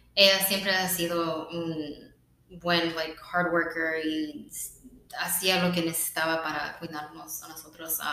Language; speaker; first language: Spanish; non-native, fluent; English